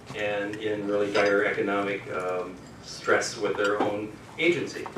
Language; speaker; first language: English; native; English